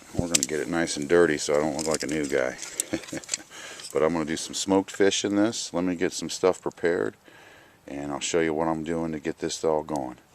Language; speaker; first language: English; native; English